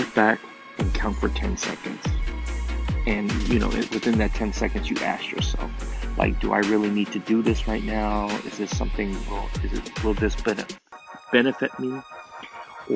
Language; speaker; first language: English; early bilingual, other home language; Chinese